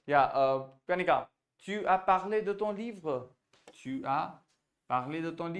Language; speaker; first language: French; non-native, fluent; Hindi